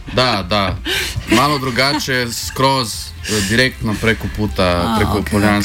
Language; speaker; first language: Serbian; early bilingual, heritage; Croatian